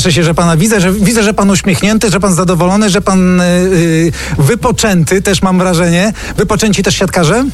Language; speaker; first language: Polish; native; Polish